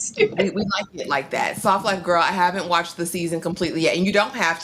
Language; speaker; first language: English; native; English